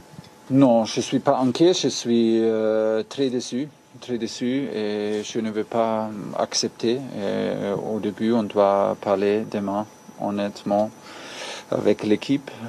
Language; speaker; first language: French; non-native, learner; German